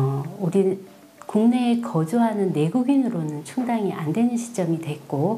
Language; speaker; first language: Korean; native; Korean